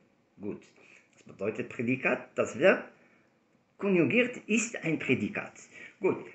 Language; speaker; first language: German; non-native, fluent; Arabic